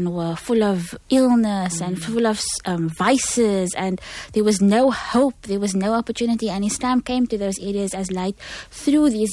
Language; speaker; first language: English; native; English